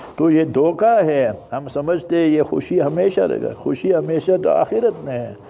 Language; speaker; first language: Urdu; early bilingual, heritage; English